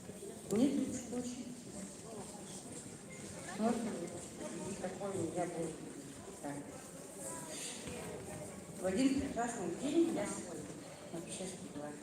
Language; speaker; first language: Russian; non-native, local second language; Yakut